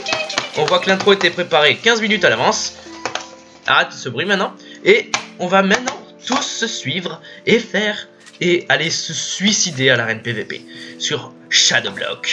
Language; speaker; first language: French; native; French